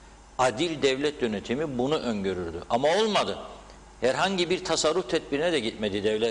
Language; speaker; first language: Turkish; native; Turkish